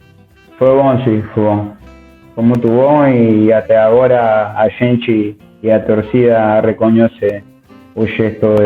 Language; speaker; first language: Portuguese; non-native, learner; Spanish